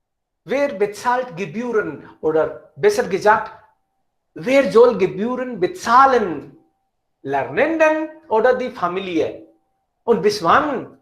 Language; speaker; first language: German; non-native, fluent; Hindi